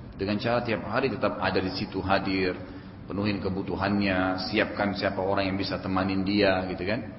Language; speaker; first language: Indonesian; native; Indonesian